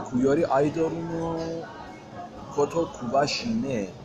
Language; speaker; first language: Japanese; non-native, fluent; Persian